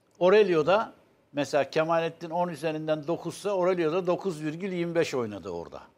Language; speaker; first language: Turkish; native; Turkish